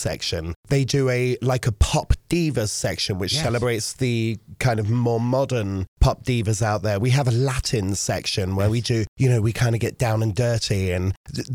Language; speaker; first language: English; native; English